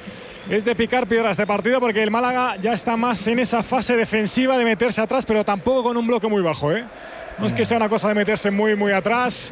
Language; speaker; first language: Spanish; native; Spanish